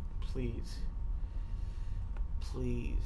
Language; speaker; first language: English; native; English